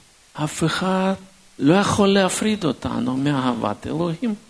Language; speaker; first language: Hebrew; non-native, fluent; Russian